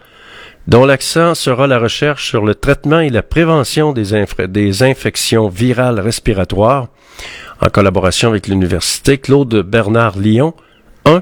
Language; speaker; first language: French; native; French